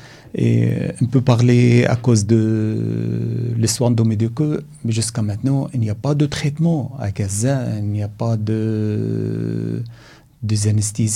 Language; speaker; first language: French; non-native, learner; Arabic